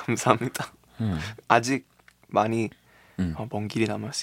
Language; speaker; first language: Korean; early bilingual, heritage; Korean